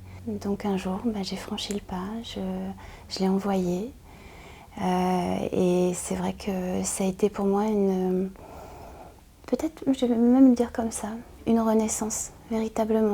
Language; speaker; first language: French; native; French